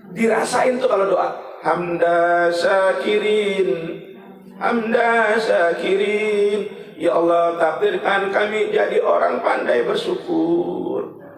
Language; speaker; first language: Indonesian; native; Indonesian